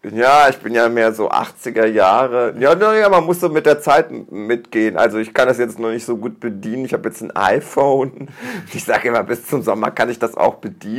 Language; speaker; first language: German; native; German